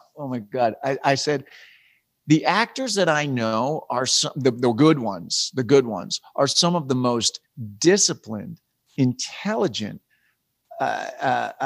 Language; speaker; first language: English; native; English